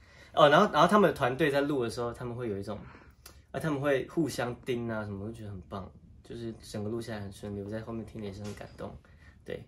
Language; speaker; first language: Chinese; native; Chinese